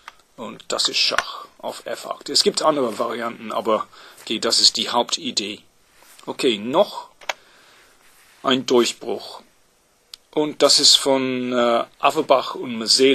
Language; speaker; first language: German; non-native, fluent; English